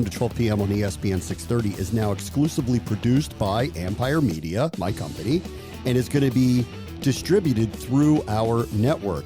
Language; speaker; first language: English; native; English